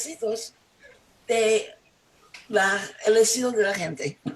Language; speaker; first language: Spanish; non-native, fluent; English